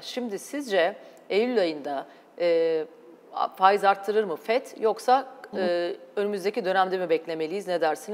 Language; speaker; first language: Turkish; native; Turkish